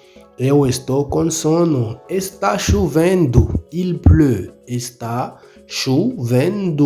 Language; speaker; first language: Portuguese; non-native, learner; Haitian Creole